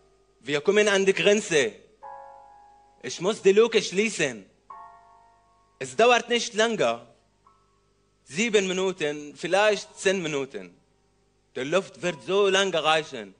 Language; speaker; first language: German; non-native, learner; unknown